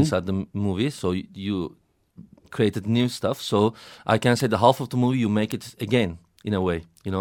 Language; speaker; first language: English; non-native, fluent; Turkish